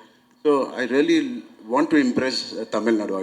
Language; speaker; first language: Tamil; non-native, local second language; Telugu